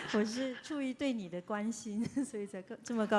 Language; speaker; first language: Chinese; native; Chinese